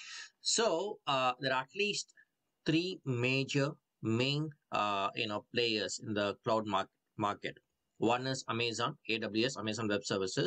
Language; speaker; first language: English; non-native, local second language; Tamil